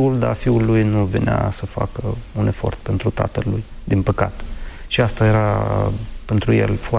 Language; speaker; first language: Romanian; non-native, fluent; Ukrainian